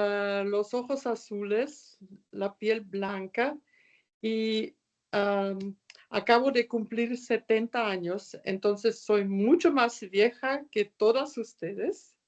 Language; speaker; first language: Spanish; non-native, fluent; German